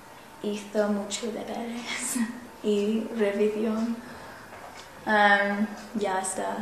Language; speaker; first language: Spanish; non-native, learner; English